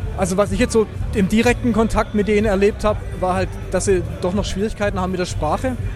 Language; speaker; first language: German; native; German